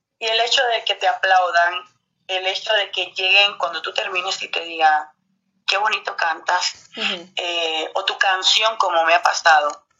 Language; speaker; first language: Spanish; native; Spanish